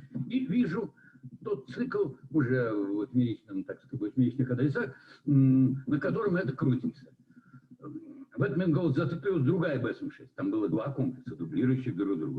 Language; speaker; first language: Russian; native; Russian